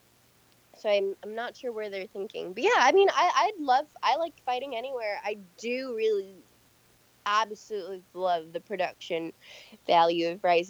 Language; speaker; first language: English; native; English